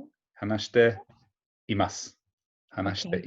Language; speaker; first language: Japanese; non-native, fluent; English